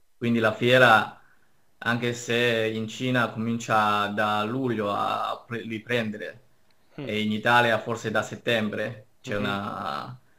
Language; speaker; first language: Italian; non-native, fluent; Chinese